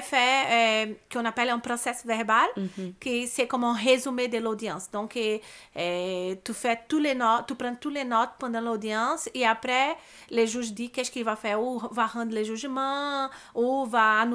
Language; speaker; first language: French; non-native, learner; Portuguese